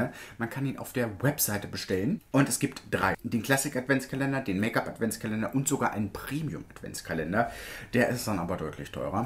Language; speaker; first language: German; native; German